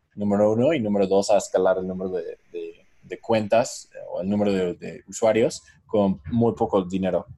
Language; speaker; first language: Spanish; non-native, fluent; English